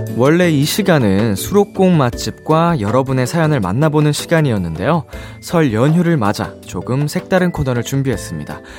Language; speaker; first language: Korean; native; Korean